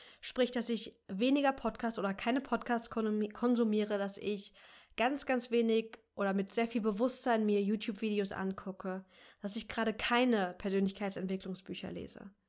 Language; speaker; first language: German; native; German